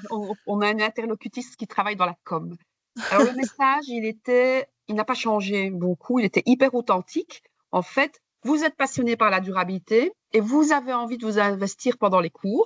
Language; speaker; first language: French; native; French